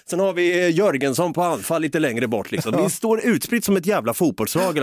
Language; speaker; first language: Swedish; native; Swedish